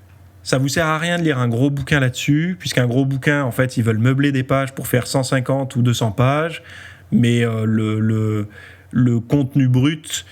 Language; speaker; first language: French; native; French